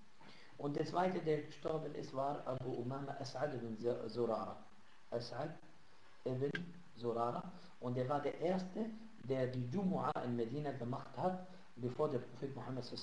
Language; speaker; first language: German; non-native, fluent; Arabic